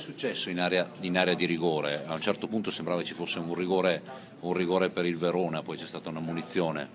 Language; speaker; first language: Italian; native; Italian